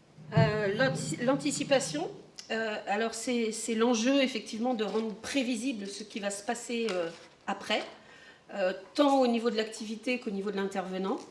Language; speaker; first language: French; native; French